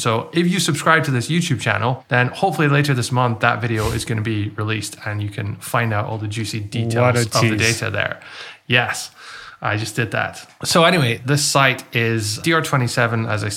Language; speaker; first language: English; native; English